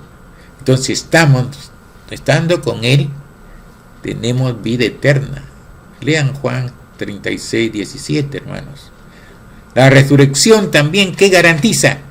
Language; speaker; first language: Spanish; native; Spanish